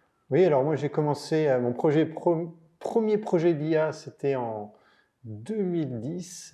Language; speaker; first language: French; native; French